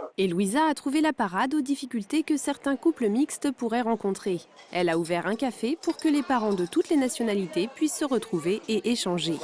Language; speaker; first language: French; native; French